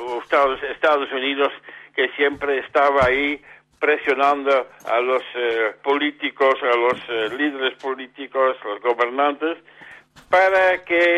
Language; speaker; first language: Spanish; non-native, fluent; Dutch